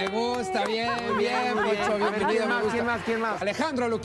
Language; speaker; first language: Spanish; native; Spanish